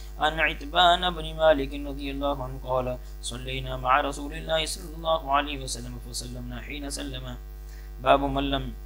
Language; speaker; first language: Arabic; non-native, fluent; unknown